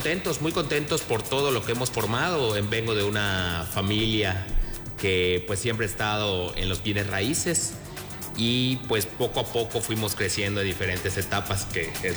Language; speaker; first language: Spanish; native; Spanish